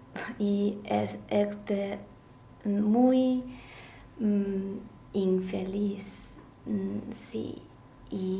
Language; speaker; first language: Spanish; non-native, learner; Chinese